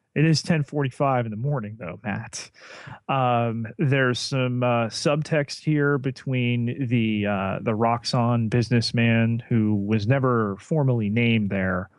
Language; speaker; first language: English; native; English